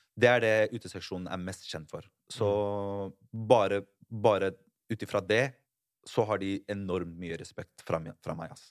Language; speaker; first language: Norwegian; early bilingual, other home language; Spanish